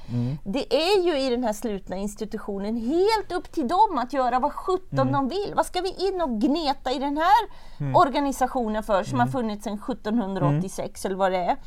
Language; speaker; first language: Swedish; early bilingual, other home language; German